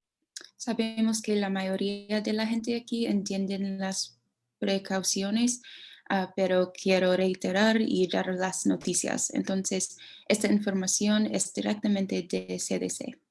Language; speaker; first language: Spanish; non-native, learner; English